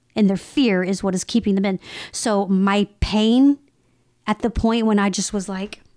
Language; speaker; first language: English; native; English